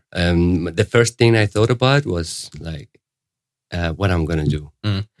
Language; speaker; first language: English; non-native, fluent; Arabic